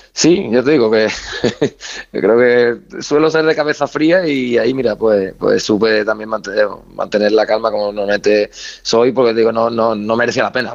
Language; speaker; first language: Spanish; native; Spanish